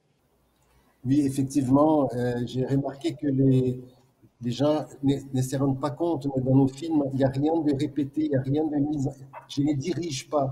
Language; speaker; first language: French; non-native, fluent; Portuguese